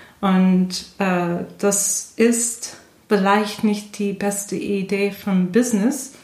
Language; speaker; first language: German; non-native, fluent; English